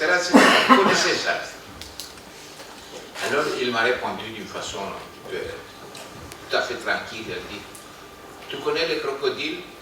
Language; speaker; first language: French; non-native, fluent; Greek